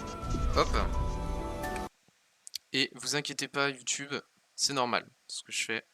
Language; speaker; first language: French; native; French